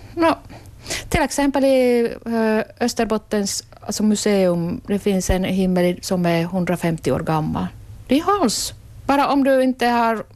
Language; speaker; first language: Swedish; non-native, local second language; Finnish